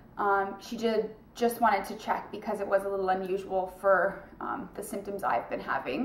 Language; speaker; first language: English; native; English